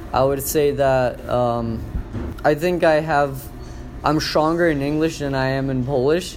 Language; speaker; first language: English; early bilingual, other home language; Polish